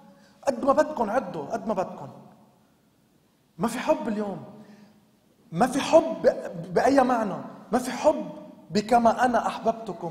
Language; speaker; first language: Arabic; native; Arabic